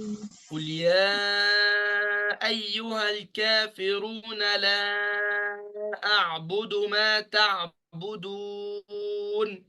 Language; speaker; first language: Arabic; non-native, fluent; Indonesian